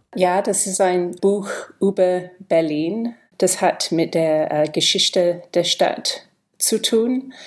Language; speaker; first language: German; non-native, fluent; English